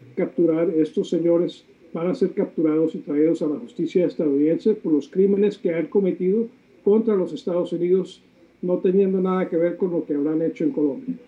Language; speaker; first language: Spanish; non-native, fluent; English